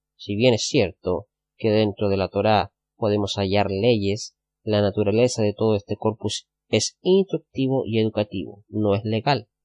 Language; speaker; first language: Spanish; native; Spanish